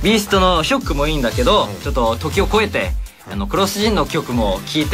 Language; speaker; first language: Japanese; non-native, fluent; Korean